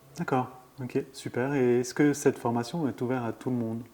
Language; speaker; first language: French; native; French